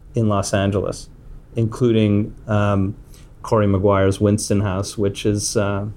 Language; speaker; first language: English; native; English